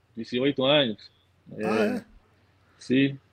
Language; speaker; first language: Portuguese; non-native, learner; English